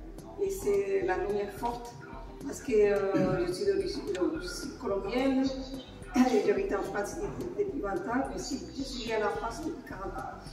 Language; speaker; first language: French; non-native, fluent; Spanish